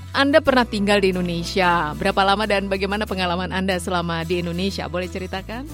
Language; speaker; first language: Indonesian; native; Indonesian